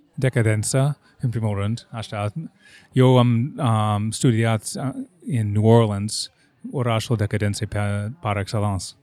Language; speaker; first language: Romanian; non-native, fluent; English